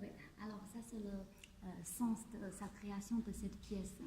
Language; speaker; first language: French; non-native, fluent; Chinese